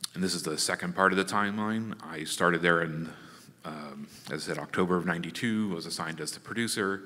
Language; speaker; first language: English; native; English